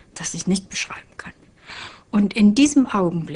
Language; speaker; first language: German; native; German